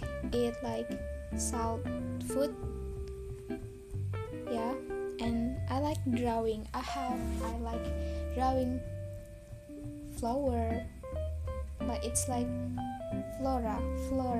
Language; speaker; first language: English; non-native, learner; Indonesian